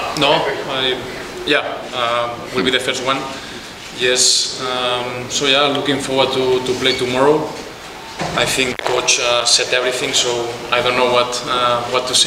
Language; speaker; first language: English; non-native, fluent; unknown